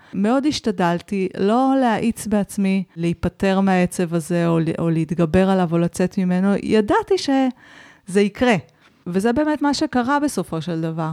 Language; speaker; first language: Hebrew; native; Hebrew